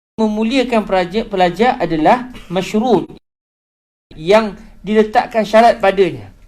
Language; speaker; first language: Malay; native; Malay